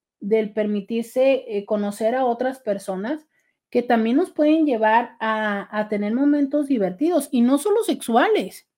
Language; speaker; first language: Spanish; native; Spanish